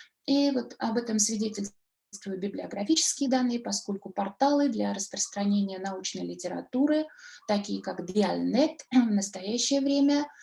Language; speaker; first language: Russian; native; Russian